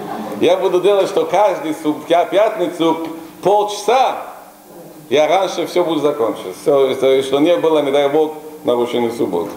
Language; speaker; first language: Russian; non-native, local second language; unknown